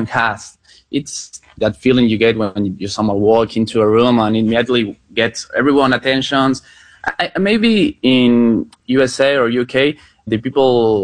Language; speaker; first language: English; non-native, learner; Spanish